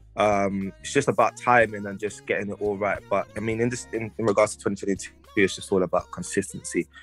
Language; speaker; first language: English; native; English